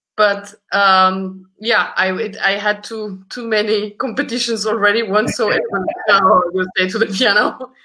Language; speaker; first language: English; early bilingual, other home language; Romanian